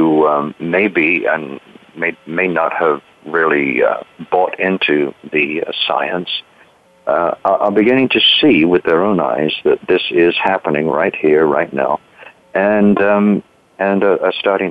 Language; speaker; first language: English; native; English